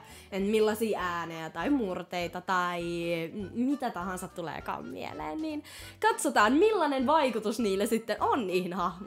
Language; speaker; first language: Finnish; native; Finnish